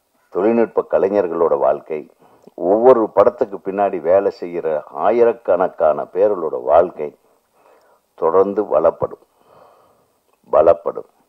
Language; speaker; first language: Tamil; native; Tamil